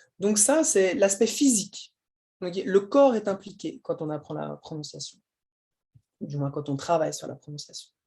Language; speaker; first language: French; native; French